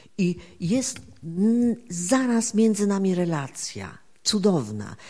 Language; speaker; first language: Polish; native; Polish